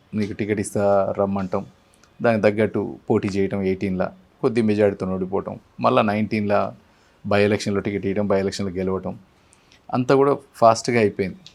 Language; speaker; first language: Telugu; native; Telugu